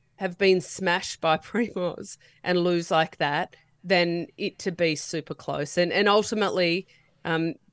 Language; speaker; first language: English; native; English